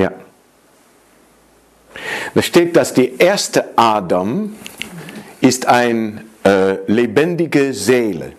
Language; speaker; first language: German; non-native, fluent; Dutch